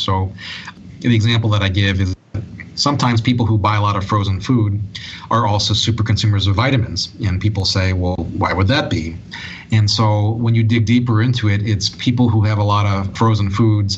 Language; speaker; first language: English; native; English